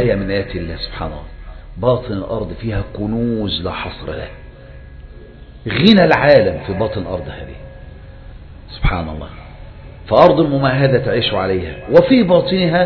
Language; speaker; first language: Arabic; native; Arabic